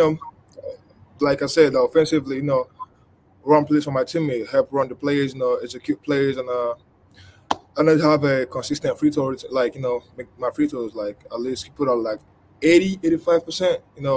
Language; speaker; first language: English; non-native, local second language; Igbo